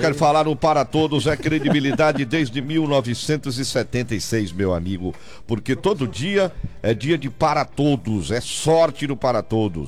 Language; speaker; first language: Portuguese; native; Portuguese